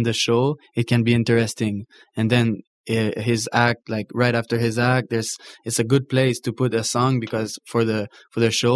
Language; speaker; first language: English; native; English